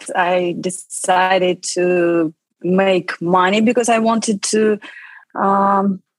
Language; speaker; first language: English; non-native, fluent; Russian